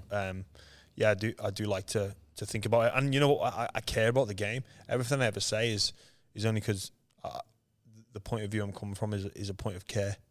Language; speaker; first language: English; native; English